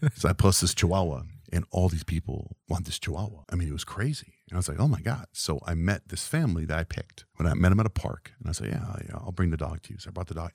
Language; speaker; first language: English; early bilingual, other home language; Spanish